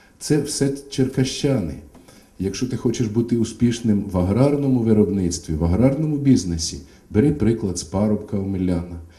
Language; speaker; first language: Ukrainian; native; Ukrainian